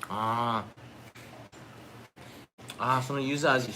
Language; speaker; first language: Japanese; non-native, fluent; English